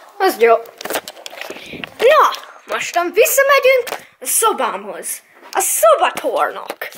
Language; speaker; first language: Hungarian; early bilingual, heritage; English